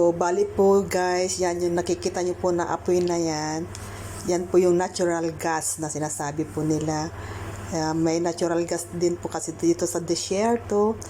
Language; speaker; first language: Filipino; native; Filipino